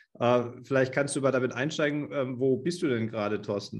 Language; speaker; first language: German; native; German